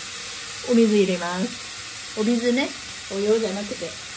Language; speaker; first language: Japanese; non-native, learner; Chinese